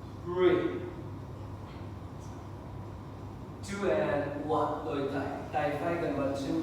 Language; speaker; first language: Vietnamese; non-native, learner; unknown